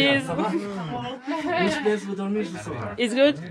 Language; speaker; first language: English; non-native, learner; French